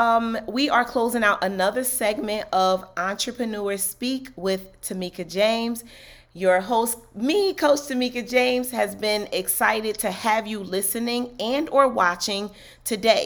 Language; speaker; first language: English; native; English